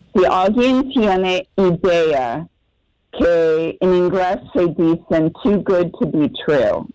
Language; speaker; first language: Spanish; non-native, fluent; English